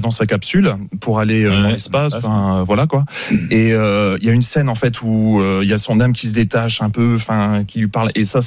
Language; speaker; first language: French; native; French